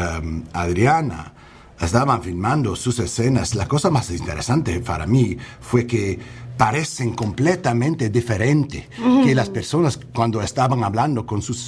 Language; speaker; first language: Spanish; non-native, learner; English